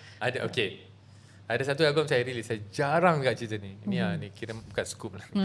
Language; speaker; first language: Malay; native; Malay